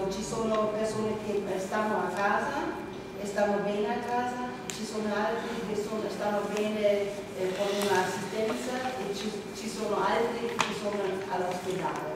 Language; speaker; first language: Italian; non-native, fluent; German